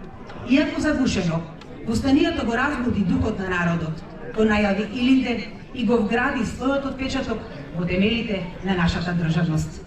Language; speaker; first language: Macedonian; native; Macedonian